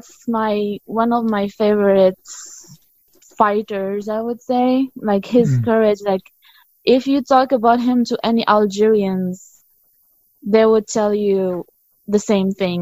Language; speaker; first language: English; non-native, fluent; Arabic